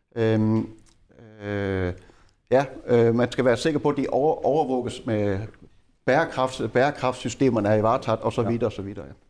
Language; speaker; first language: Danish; native; Danish